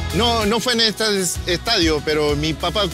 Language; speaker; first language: Spanish; early bilingual, heritage; Spanish